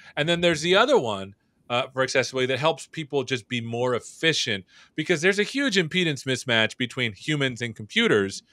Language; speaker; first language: English; native; English